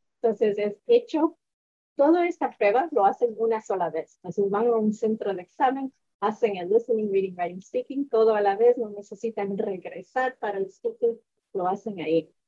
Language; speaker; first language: Spanish; early bilingual, heritage; Spanish